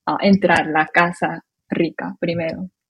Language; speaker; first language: Spanish; non-native, fluent; Korean